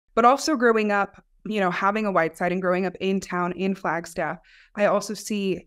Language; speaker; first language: English; native; English